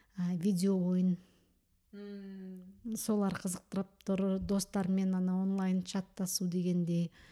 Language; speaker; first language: Kazakh; early bilingual, heritage; Kazakh